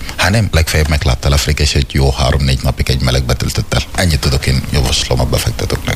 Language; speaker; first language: Hungarian; non-native, fluent; Arabic